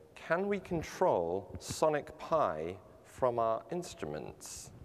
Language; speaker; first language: English; native; English